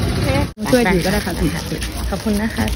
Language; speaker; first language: Thai; native; Thai